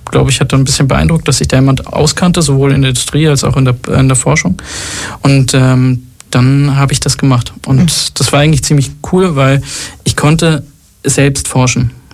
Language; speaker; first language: German; early bilingual, other home language; Arabic